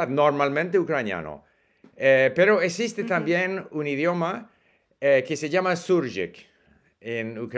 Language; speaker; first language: Spanish; non-native, fluent; English